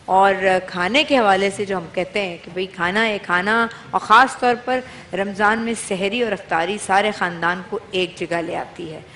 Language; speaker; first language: Urdu; native; Urdu